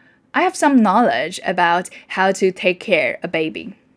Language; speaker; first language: English; non-native, fluent; Chinese